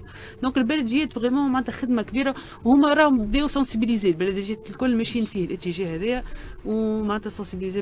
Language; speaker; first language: Arabic; native; Arabic